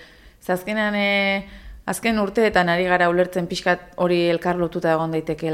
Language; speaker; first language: Basque; native; Basque